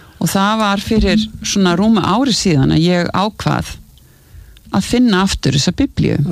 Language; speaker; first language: Icelandic; native; Icelandic